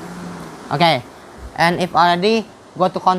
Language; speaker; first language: English; non-native, learner; Indonesian